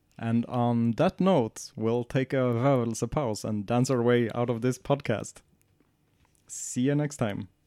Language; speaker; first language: English; non-native, fluent; Swedish